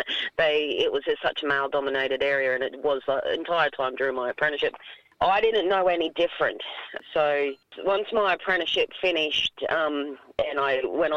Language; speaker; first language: English; native; English